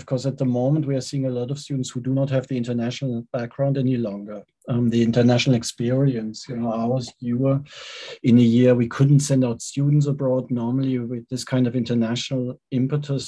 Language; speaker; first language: English; non-native, fluent; German